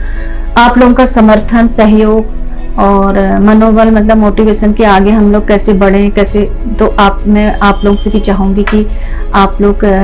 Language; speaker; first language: Hindi; native; Hindi